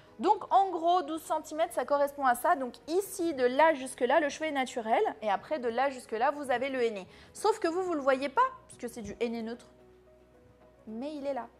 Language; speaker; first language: French; early bilingual, other home language; Arabic